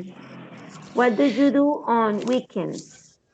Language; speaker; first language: English; non-native, learner; Spanish